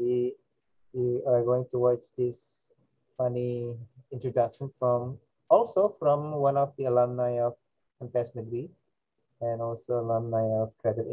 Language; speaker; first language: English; non-native, fluent; Indonesian